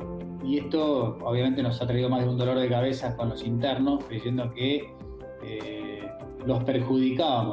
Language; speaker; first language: Spanish; native; Spanish